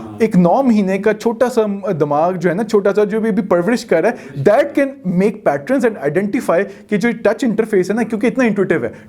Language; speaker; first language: Urdu; non-native, local second language; Punjabi